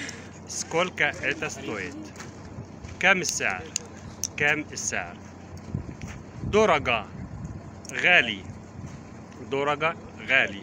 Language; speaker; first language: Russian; non-native, fluent; Arabic